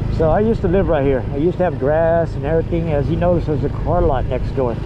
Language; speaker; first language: English; native; English